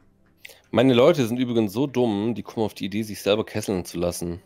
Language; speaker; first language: German; native; German